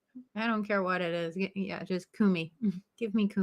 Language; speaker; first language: English; native; English